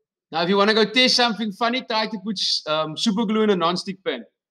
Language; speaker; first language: English; non-native, local second language; Afrikaans